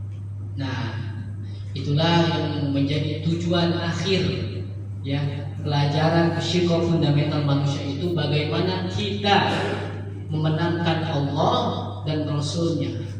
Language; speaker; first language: Indonesian; native; Indonesian